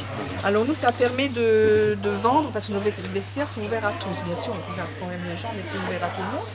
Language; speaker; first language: French; native; French